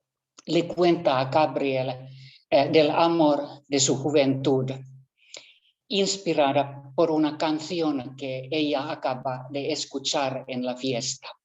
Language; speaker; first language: Spanish; non-native, fluent; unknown